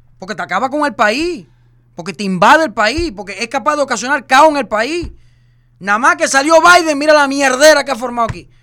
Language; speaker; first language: Spanish; native; Spanish